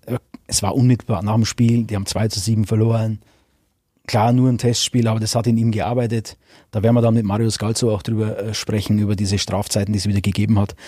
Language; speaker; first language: German; native; German